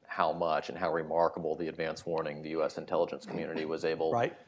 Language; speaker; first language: English; native; English